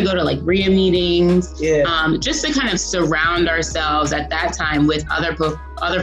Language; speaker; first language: English; native; English